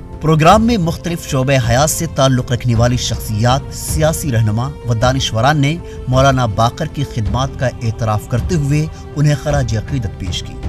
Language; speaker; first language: Urdu; native; Urdu